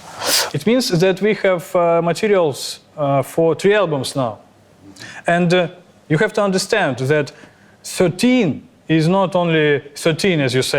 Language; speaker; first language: English; non-native, fluent; Russian